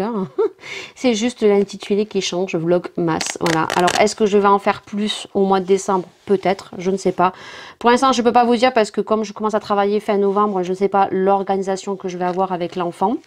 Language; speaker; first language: French; native; French